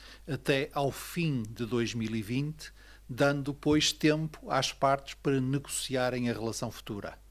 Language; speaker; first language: Portuguese; native; Portuguese